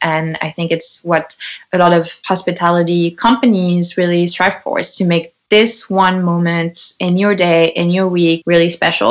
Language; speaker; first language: English; non-native, fluent; French